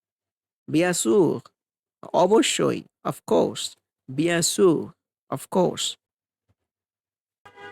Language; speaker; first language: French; non-native, fluent; Bangla